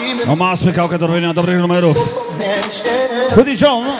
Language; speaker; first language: Polish; native; Polish